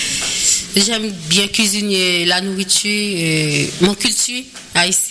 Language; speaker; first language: French; non-native, local second language; Haitian Creole